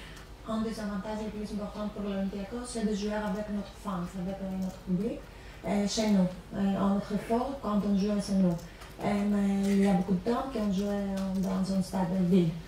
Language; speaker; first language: French; non-native, fluent; Greek